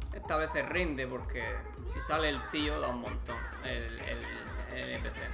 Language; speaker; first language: Spanish; native; Spanish